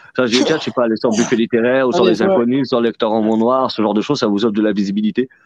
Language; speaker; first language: French; native; French